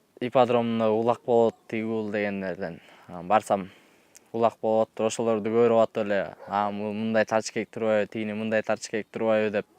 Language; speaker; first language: Kyrgyz; non-native, local second language; Russian